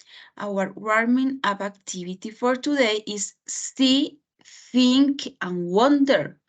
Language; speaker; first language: English; non-native, fluent; Spanish